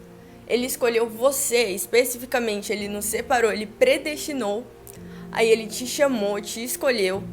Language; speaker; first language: Portuguese; native; Portuguese